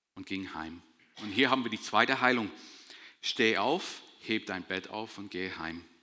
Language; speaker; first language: German; non-native, fluent; English